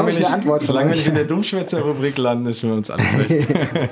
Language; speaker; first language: German; native; German